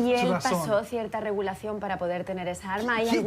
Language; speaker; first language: Spanish; native; Spanish